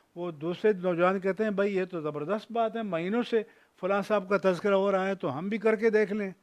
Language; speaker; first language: Urdu; non-native, local second language; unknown